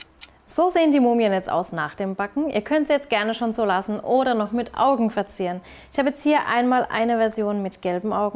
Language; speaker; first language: German; native; German